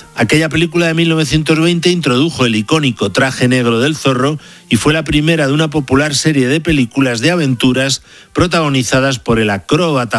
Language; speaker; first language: Spanish; native; Spanish